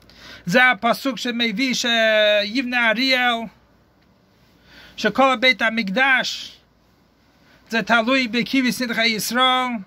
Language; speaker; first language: Hebrew; non-native, fluent; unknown